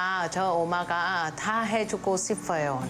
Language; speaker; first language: Korean; non-native, learner; Vietnamese